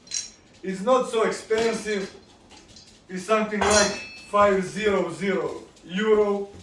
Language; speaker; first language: English; non-native, learner; Italian